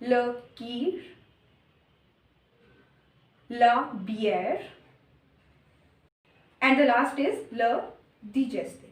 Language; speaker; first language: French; non-native, learner; Hindi